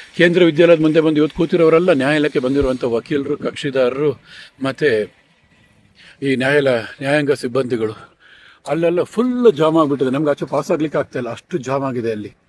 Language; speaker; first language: Kannada; non-native, local second language; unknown